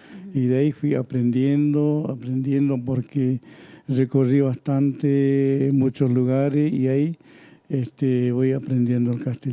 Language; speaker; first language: Spanish; non-native, local second language; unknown